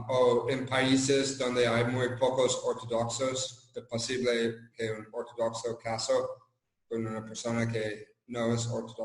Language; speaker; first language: Spanish; non-native, fluent; English